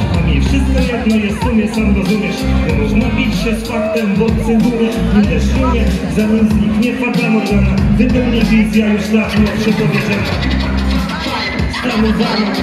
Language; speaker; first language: Polish; native; Polish